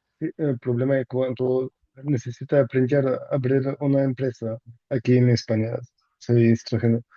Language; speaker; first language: Spanish; non-native, learner; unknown